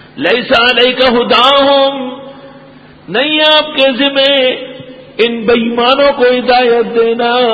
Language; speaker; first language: Urdu; non-native, local second language; Pashto